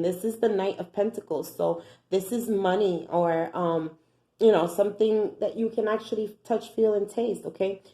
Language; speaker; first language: English; native; English